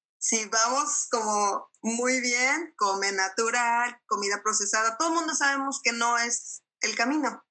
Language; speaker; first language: Spanish; native; Spanish